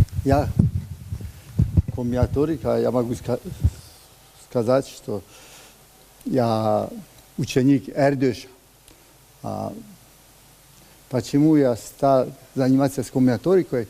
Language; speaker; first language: Russian; non-native, learner; Hungarian